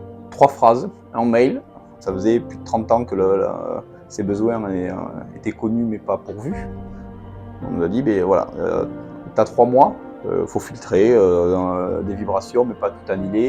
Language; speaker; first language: French; native; French